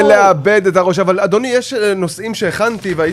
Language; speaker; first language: Hebrew; native; Hebrew